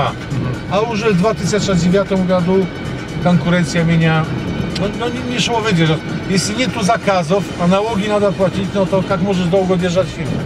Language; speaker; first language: Russian; non-native, learner; Polish